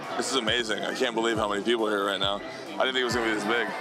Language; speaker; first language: English; native; English